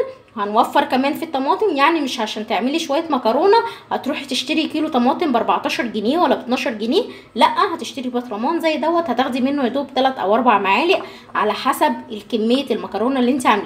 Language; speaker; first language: Arabic; native; Arabic